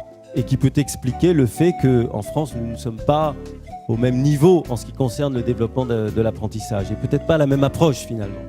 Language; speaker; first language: French; native; French